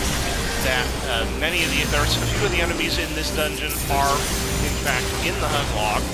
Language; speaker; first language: English; native; English